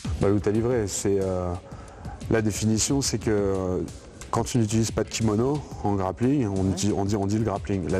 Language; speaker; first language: French; native; French